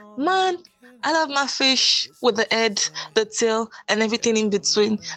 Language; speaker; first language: English; non-native, local second language; Yoruba